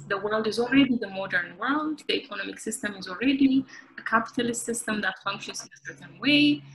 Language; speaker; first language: English; non-native, local second language; Amharic